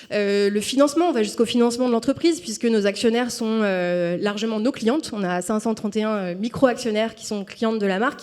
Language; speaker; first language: French; native; French